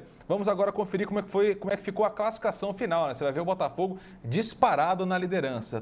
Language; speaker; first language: Portuguese; native; Portuguese